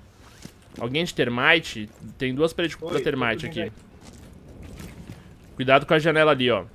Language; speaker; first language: Portuguese; native; Portuguese